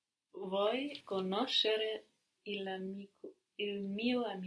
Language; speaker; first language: Italian; non-native, learner; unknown